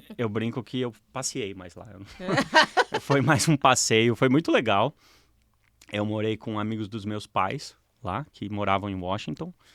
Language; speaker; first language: Portuguese; native; Portuguese